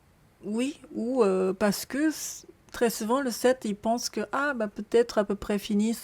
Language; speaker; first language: French; non-native, learner; Japanese